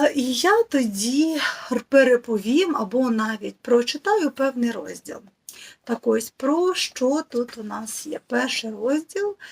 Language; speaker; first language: Ukrainian; native; Ukrainian